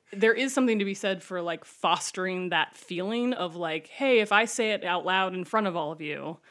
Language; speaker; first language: English; native; English